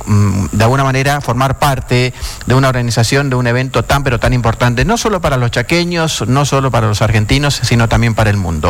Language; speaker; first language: Spanish; native; Spanish